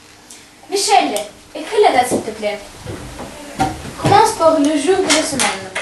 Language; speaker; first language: French; non-native, learner; Russian